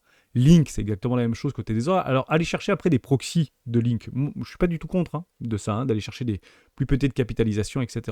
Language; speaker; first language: French; native; French